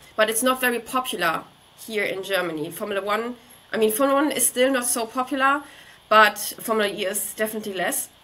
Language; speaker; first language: English; non-native, fluent; German